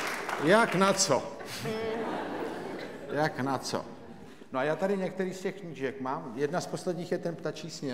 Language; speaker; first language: Czech; native; Czech